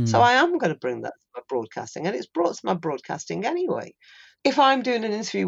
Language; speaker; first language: English; native; English